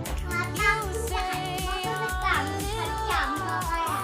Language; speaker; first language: Korean; early bilingual, heritage; Korean